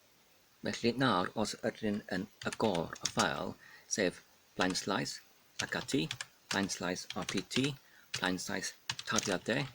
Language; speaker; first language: Welsh; non-native, learner; Polish